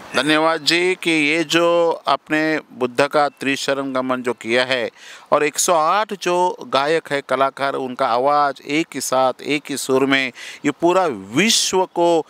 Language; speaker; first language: Hindi; non-native, local second language; Marathi